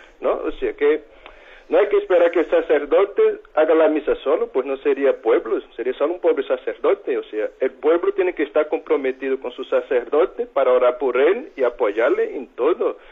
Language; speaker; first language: Spanish; non-native, fluent; Portuguese